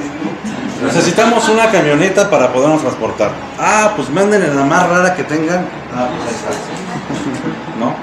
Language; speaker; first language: Spanish; native; Spanish